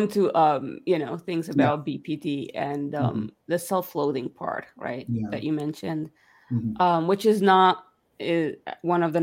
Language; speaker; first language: English; early bilingual, other home language; Yiddish